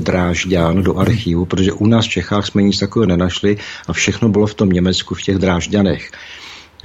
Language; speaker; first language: Czech; native; Czech